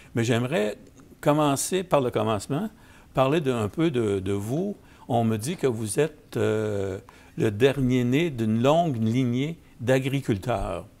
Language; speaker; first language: French; native; French